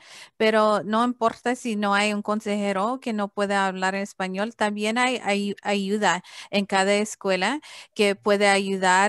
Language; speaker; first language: Spanish; early bilingual, heritage; English